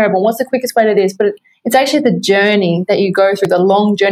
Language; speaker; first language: English; native; English